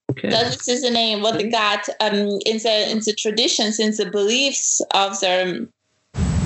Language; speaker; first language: English; non-native, fluent; Ukrainian